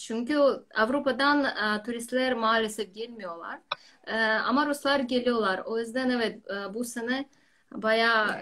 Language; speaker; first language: Turkish; non-native, learner; Russian